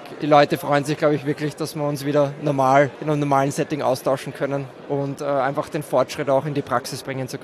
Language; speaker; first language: German; native; German